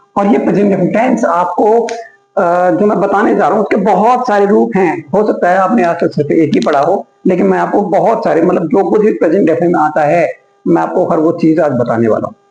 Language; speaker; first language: Hindi; native; Hindi